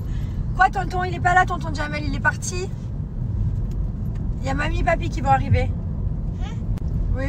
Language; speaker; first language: French; native; French